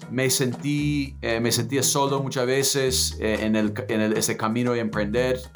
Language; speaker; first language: Spanish; non-native, fluent; English